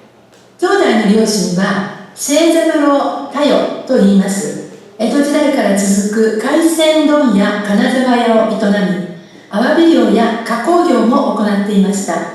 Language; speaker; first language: Japanese; native; Japanese